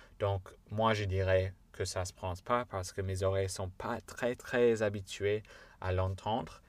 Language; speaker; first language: French; non-native, fluent; English